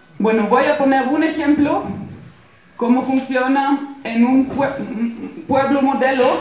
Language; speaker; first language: Spanish; non-native, fluent; German